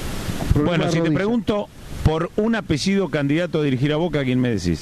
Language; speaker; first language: Spanish; native; Spanish